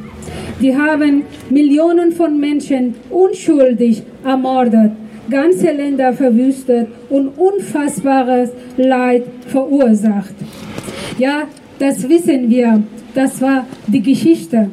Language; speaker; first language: German; non-native, fluent; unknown